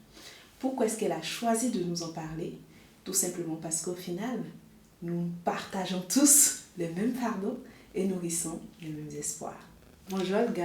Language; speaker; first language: French; native; French